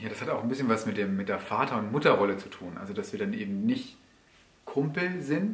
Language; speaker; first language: German; native; German